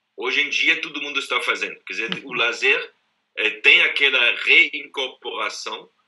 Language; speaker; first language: Portuguese; non-native, fluent; German